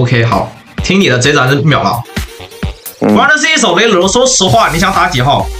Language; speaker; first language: Chinese; native; Chinese